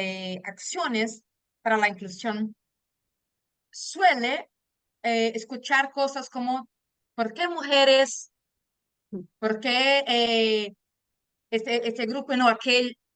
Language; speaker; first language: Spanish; non-native, fluent; Portuguese